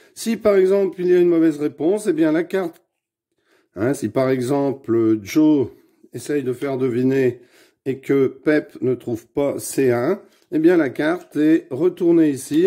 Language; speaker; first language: French; native; French